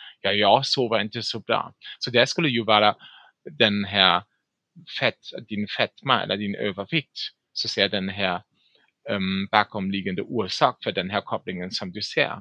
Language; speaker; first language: Swedish; non-native, fluent; German